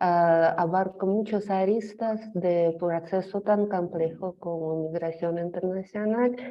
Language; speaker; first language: Spanish; non-native, fluent; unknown